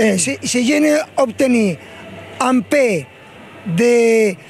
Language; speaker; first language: French; non-native, fluent; Spanish